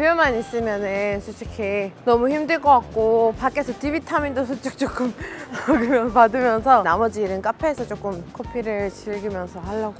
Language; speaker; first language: Korean; non-native, fluent; Georgian